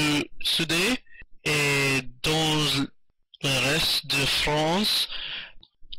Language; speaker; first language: French; non-native, learner; English